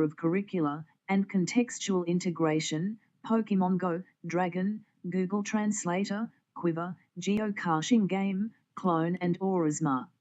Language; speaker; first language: English; non-native, fluent; Portuguese